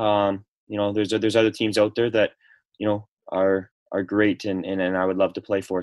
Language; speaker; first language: English; native; English